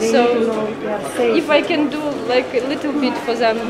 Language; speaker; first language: English; non-native, learner; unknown